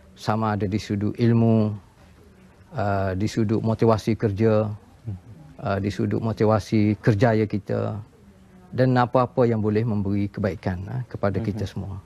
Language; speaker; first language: Malay; native; Malay